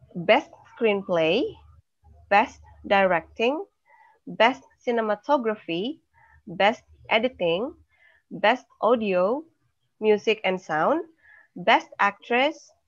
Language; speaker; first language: English; non-native, fluent; Indonesian